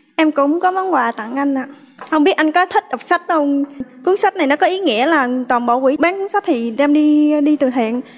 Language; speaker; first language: Vietnamese; native; Vietnamese